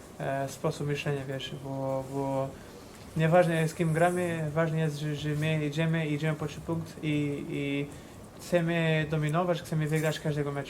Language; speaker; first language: Polish; non-native, fluent; Portuguese